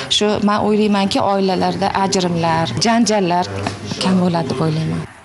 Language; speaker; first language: Uzbek; native; Uzbek